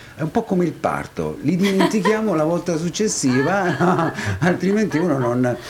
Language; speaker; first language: Italian; native; Italian